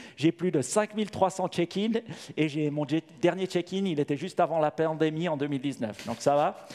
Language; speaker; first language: French; native; French